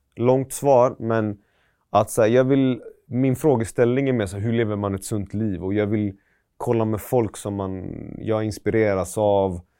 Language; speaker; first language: Swedish; early bilingual, other home language; Persian